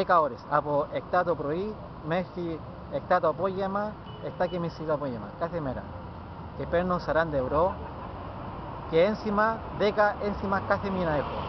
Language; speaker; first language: Greek; non-native, learner; Spanish